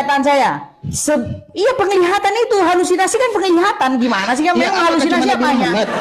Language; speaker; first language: Indonesian; native; Indonesian